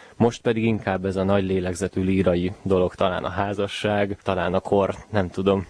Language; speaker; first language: Hungarian; native; Hungarian